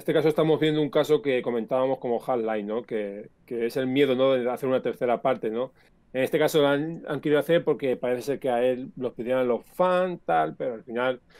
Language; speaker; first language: Spanish; native; Spanish